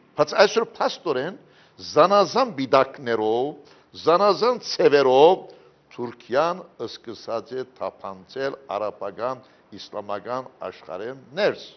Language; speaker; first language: Armenian; early bilingual, heritage; Armenian